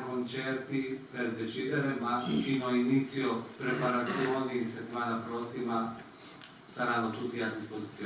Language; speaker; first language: Italian; non-native, fluent; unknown